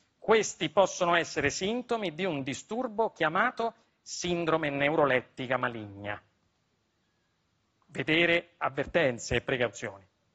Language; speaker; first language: Italian; native; Italian